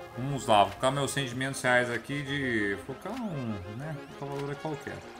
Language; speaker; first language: Portuguese; native; Portuguese